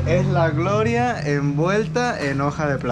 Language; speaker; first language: Spanish; native; Spanish